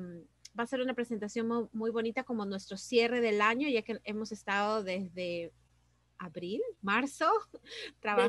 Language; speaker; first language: Spanish; native; Spanish